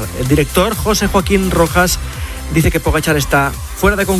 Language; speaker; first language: Spanish; native; Spanish